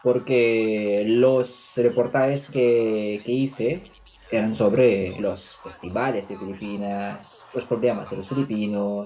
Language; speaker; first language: Spanish; non-native, fluent; Filipino